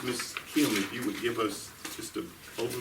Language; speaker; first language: English; native; English